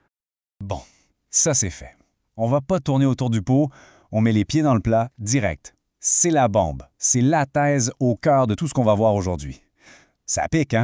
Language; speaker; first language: French; native; French